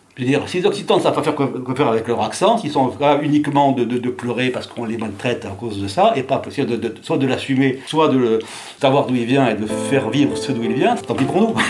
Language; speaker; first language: French; native; French